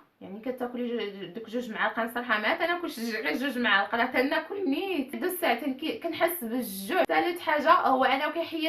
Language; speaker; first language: Arabic; native; Arabic